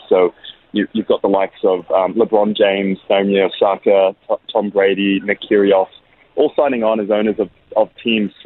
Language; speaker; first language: English; native; English